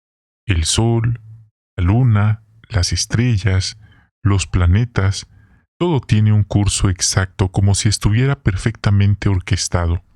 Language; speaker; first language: Spanish; native; Spanish